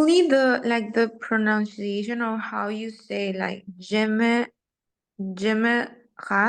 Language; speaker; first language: English; non-native, fluent; Spanish